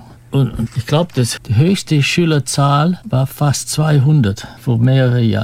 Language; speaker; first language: German; early bilingual, heritage; German